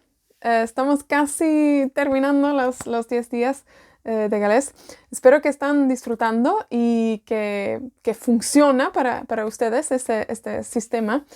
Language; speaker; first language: Spanish; non-native, fluent; Welsh